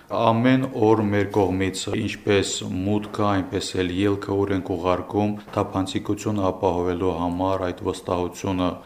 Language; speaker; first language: Armenian; native; Armenian